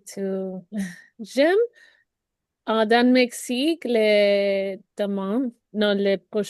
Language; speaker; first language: French; non-native, learner; Spanish